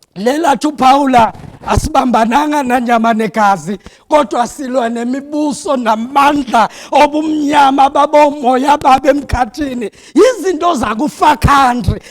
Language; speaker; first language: Zulu; non-native, local second language; South Ndebele